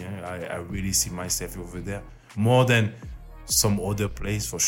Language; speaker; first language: English; non-native, learner; French